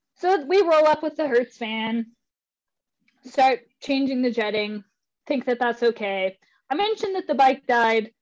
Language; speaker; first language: English; native; English